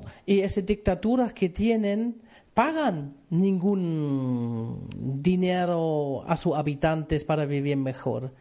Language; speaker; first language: Spanish; non-native, fluent; German